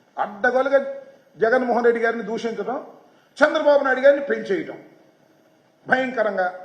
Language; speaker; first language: Telugu; native; Telugu